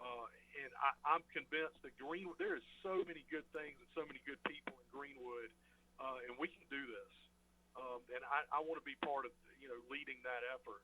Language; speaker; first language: English; native; English